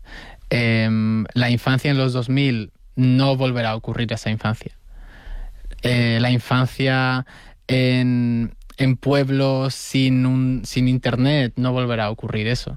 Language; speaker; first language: Spanish; native; Spanish